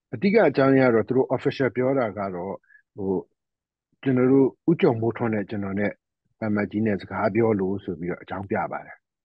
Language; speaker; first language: Burmese; native; Burmese